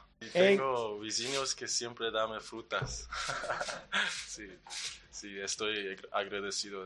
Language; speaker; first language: Spanish; non-native, learner; Persian